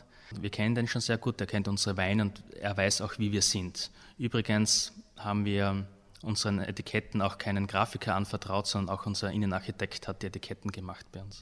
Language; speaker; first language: German; native; German